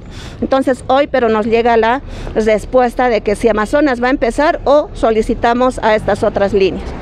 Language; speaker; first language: Spanish; native; Spanish